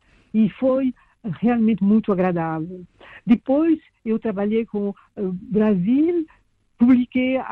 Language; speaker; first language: Portuguese; non-native, fluent; French